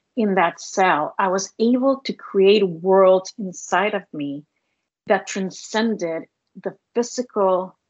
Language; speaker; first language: English; non-native, fluent; Spanish